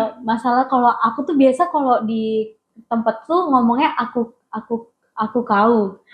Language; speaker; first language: Indonesian; native; Indonesian